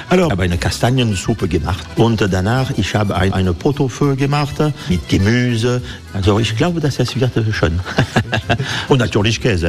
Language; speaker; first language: German; non-native, learner; French